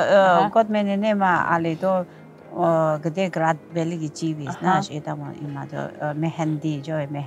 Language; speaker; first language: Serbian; non-native, learner; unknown